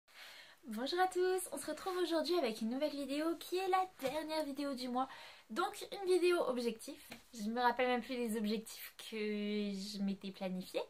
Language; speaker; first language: French; native; French